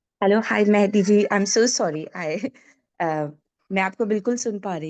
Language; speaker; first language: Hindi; early bilingual, heritage; English